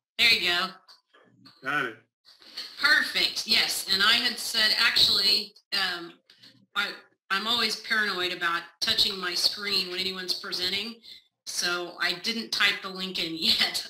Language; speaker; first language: English; native; English